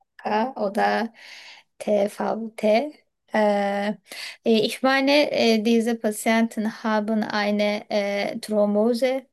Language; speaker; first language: German; non-native, learner; Turkish